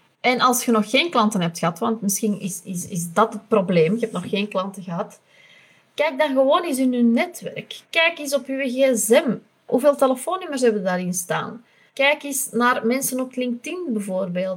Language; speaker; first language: Dutch; native; Dutch